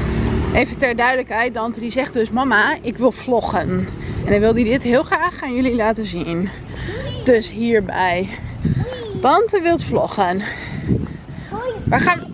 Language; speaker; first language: Dutch; native; Dutch